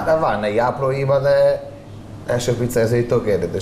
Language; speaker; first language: Hungarian; non-native, learner; Italian